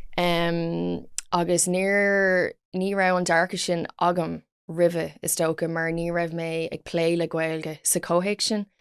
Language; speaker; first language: Irish; non-native, local second language; English